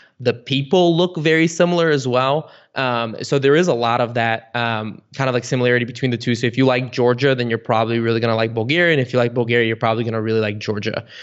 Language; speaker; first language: English; early bilingual, other home language; Bulgarian